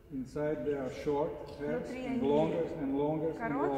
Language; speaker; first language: English; non-native, learner; Slovak